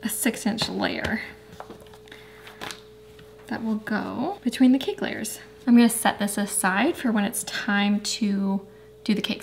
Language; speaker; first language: English; native; English